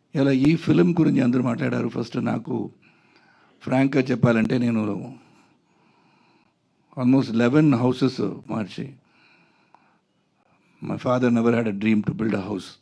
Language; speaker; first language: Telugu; non-native, local second language; Tamil